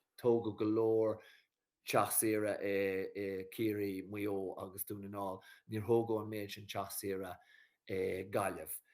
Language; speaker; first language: Irish; native; Irish